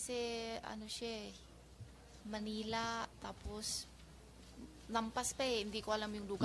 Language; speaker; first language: Filipino; non-native, learner; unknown